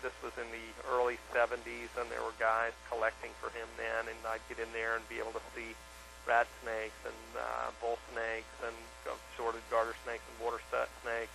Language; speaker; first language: English; native; English